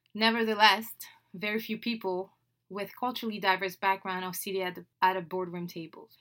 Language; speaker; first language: English; non-native, fluent; French